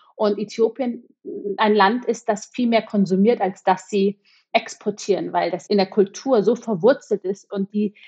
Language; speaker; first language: German; native; German